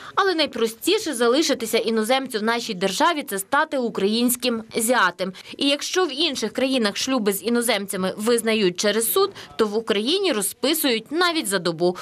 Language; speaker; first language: Ukrainian; native; Ukrainian